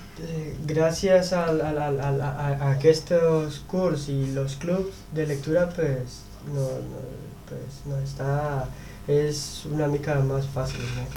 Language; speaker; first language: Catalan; non-native, learner; Spanish